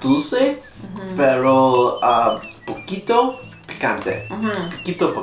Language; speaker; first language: Spanish; non-native, learner; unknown